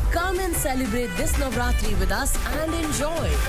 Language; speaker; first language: English; non-native, local second language; Morisyen